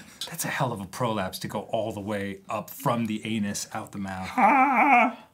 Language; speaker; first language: English; native; English